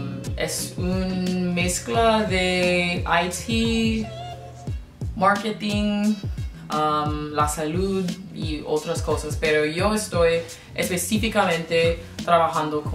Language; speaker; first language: Spanish; non-native, learner; English